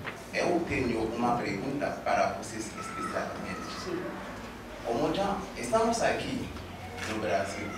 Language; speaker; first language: Portuguese; non-native, learner; Haitian Creole